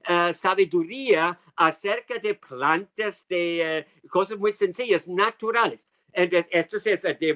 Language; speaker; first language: Spanish; non-native, fluent; English